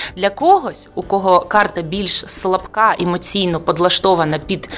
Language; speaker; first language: Ukrainian; non-native, local second language; Russian